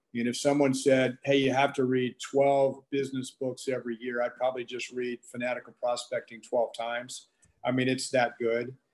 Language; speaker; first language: English; native; English